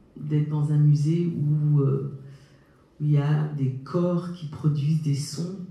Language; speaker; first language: French; native; French